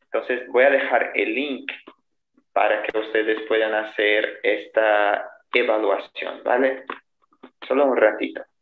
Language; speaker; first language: Spanish; non-native, fluent; Portuguese